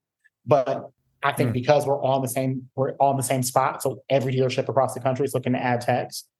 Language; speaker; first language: English; native; English